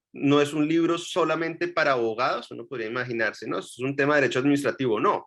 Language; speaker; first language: Spanish; native; Spanish